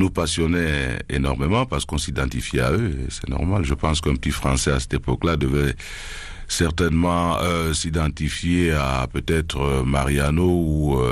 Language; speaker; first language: French; non-native, local second language; Duala